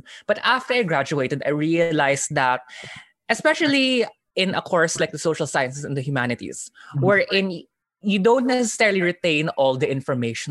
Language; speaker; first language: English; non-native, local second language; Filipino